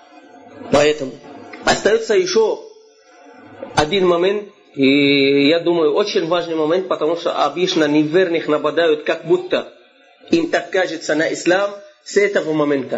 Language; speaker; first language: Russian; non-native, fluent; Arabic